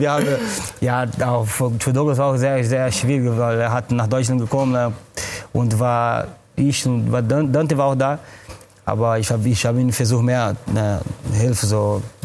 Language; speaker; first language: German; non-native, fluent; Portuguese